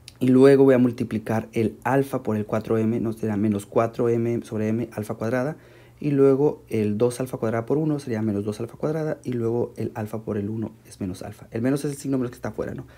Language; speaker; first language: Spanish; native; Spanish